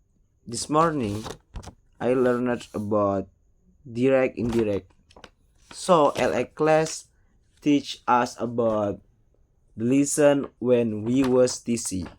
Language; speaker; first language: English; non-native, learner; Indonesian